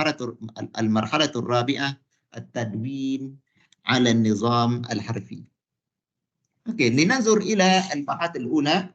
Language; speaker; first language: Arabic; non-native, fluent; Malay